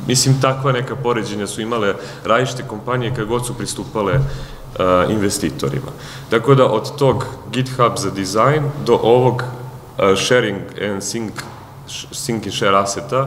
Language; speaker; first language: Serbian; native; Serbian